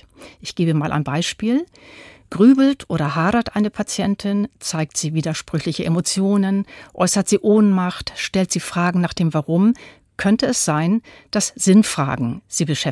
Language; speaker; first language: German; native; German